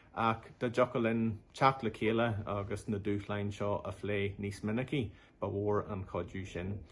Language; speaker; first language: Irish; non-native, local second language; English